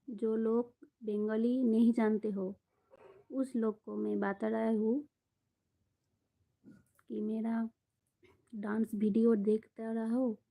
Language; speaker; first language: Hindi; non-native, local second language; Bangla